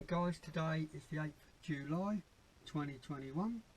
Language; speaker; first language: English; native; English